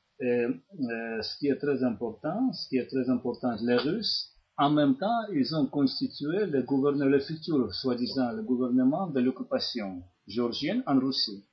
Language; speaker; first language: French; non-native, fluent; Georgian